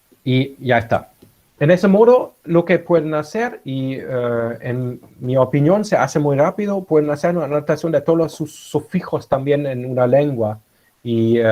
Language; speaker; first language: Spanish; non-native, fluent; German